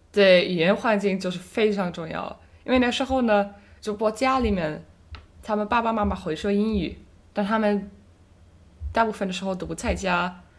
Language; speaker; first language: Chinese; non-native, fluent; German